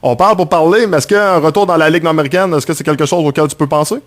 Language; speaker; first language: French; native; French